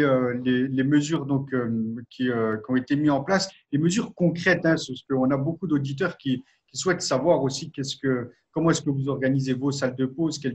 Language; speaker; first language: French; native; French